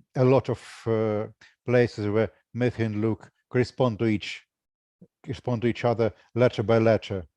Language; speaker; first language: English; non-native, fluent; Russian